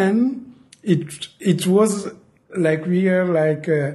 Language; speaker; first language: English; non-native, fluent; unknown